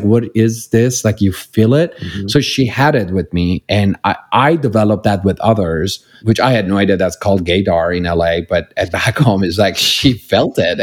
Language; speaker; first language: English; non-native, fluent; Persian